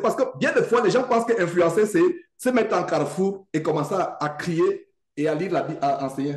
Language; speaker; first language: French; native; French